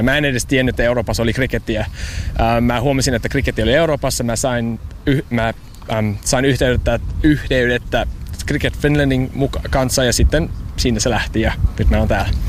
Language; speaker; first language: Finnish; non-native, learner; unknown